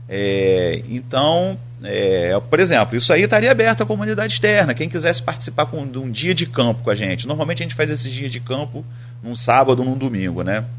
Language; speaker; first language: Portuguese; native; Portuguese